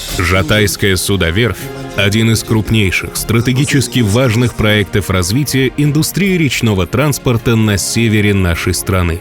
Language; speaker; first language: Russian; native; Russian